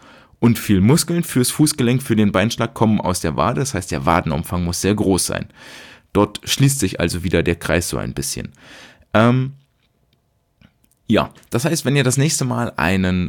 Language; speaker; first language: German; native; German